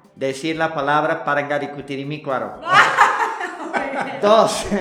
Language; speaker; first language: Spanish; non-native, fluent; English